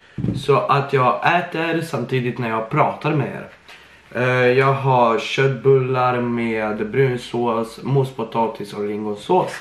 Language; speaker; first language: Swedish; early bilingual, other home language; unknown